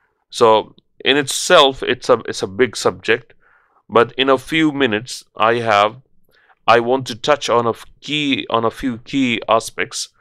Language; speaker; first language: English; non-native, local second language; Urdu